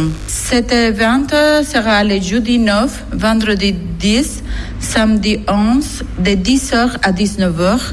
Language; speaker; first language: French; non-native, fluent; Spanish